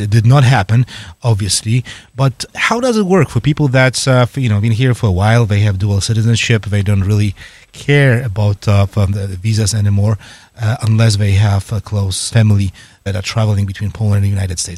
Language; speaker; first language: English; non-native, fluent; Polish